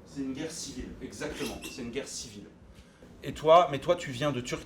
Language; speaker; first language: French; native; French